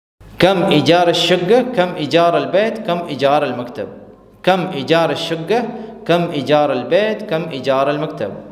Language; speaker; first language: Arabic; non-native, fluent; Urdu